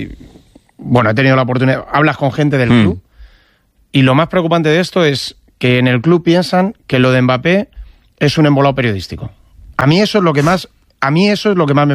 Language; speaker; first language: Spanish; native; Spanish